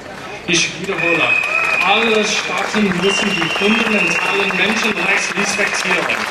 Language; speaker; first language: German; non-native, learner; English